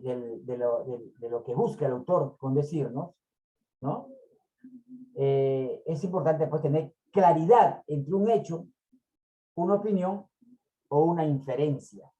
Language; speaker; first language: Spanish; native; Spanish